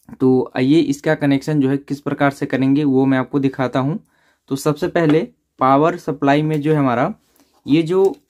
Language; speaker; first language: Hindi; native; Hindi